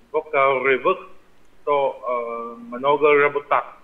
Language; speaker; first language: Russian; non-native, learner; Vietnamese